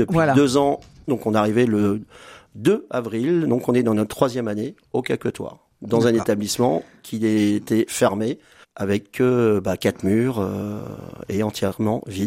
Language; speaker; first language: French; native; French